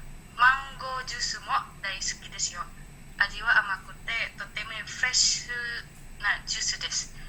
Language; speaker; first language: Japanese; non-native, learner; Indonesian